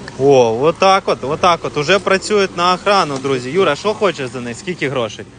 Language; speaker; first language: Ukrainian; non-native, local second language; Russian